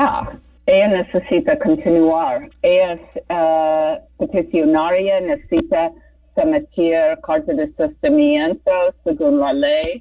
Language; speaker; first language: Spanish; non-native, fluent; English